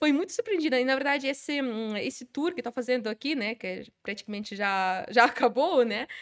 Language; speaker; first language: Portuguese; non-native, fluent; Ukrainian